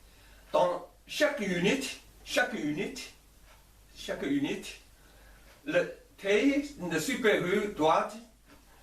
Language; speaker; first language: French; non-native, learner; Chinese